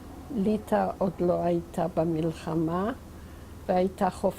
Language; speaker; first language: Hebrew; non-native, fluent; Yiddish